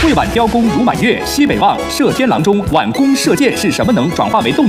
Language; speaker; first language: Chinese; native; Chinese